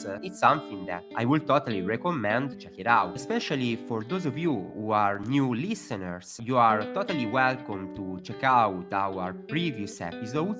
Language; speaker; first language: English; non-native, fluent; Italian